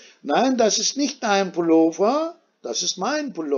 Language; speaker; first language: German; non-native, fluent; Turkish